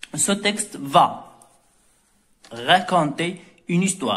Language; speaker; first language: French; non-native, local second language; Arabic